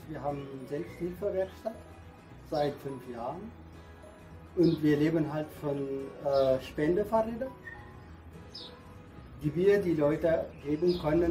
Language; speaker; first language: German; non-native, learner; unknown